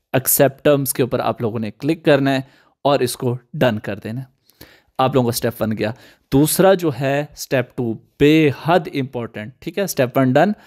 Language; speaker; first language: Urdu; native; Urdu